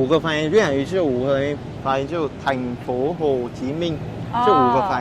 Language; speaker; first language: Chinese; non-native, fluent; Vietnamese